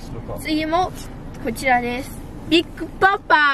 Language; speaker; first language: Japanese; early bilingual, other home language; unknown